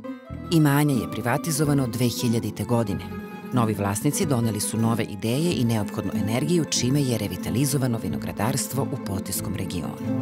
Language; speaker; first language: Serbian; native; Serbian